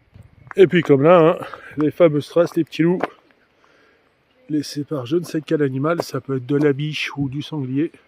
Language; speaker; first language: French; native; French